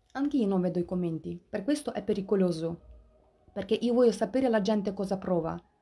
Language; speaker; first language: Italian; non-native, fluent; Russian